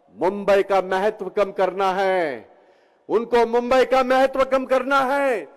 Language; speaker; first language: Hindi; non-native, local second language; Marathi